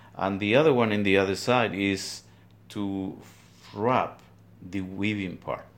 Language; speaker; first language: English; non-native, fluent; Spanish